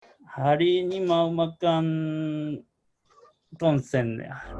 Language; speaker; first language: Indonesian; non-native, learner; Japanese